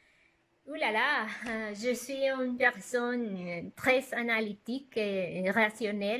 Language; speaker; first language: French; non-native, fluent; Spanish